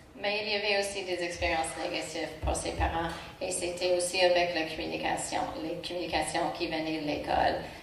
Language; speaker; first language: French; non-native, local second language; English